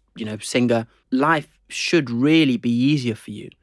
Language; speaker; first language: English; native; English